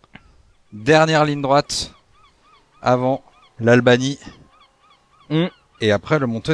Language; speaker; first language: French; native; French